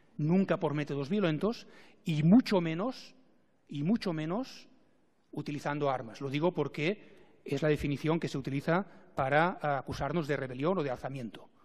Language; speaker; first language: Spanish; non-native, local second language; Catalan